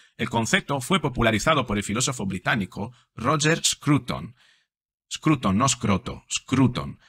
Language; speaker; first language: Spanish; non-native, fluent; Italian